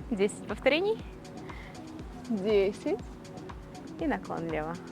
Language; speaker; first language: Russian; native; Russian